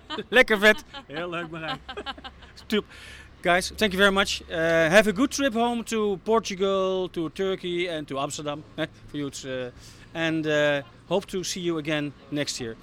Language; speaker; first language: English; non-native, fluent; Dutch